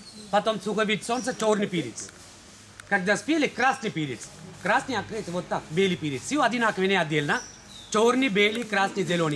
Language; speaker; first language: Russian; non-native, learner; Sinhala